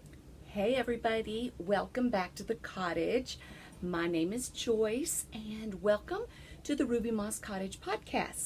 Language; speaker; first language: English; native; English